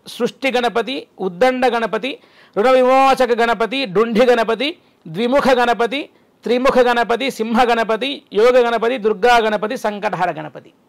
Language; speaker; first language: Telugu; native; Telugu